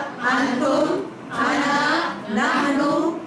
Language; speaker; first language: Arabic; non-native, learner; Urdu